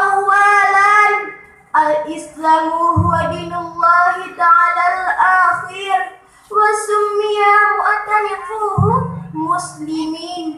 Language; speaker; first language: Arabic; non-native, learner; Achinese